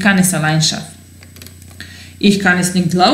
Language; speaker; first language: German; non-native, fluent; Serbian